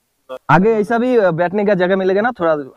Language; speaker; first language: Hindi; non-native, local second language; Bangla